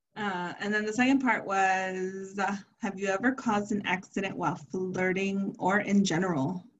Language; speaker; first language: English; early bilingual, other home language; Spanish